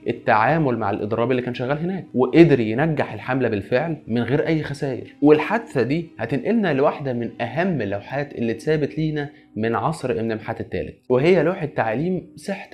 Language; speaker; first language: Arabic; native; Arabic